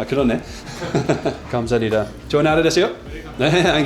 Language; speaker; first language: Korean; non-native, learner; Dutch